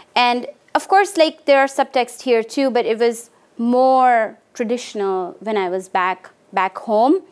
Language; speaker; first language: English; non-native, local second language; Hindi